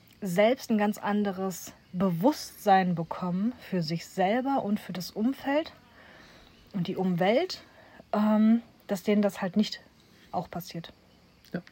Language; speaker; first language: German; native; German